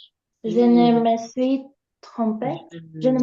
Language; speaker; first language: French; non-native, learner; Russian